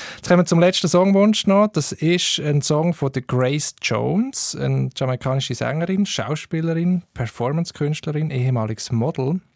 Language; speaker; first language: German; native; German